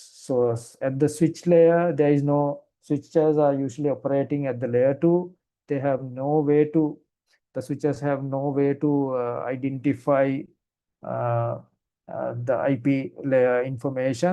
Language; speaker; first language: English; non-native, fluent; Sinhala